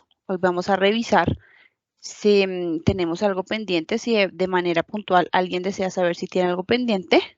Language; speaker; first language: Spanish; native; Spanish